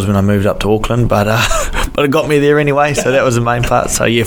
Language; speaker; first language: English; native; English